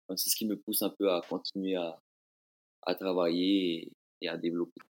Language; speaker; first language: French; native; French